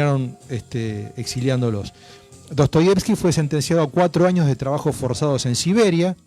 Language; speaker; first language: Spanish; native; Spanish